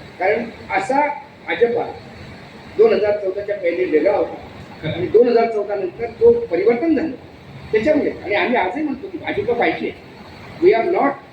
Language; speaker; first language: Marathi; non-native, local second language; Hindi